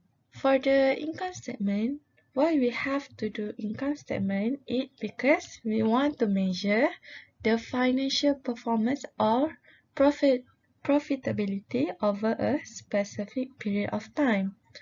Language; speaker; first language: English; non-native, local second language; Malay